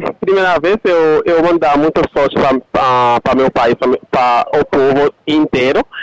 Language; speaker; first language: Portuguese; non-native, learner; Haitian Creole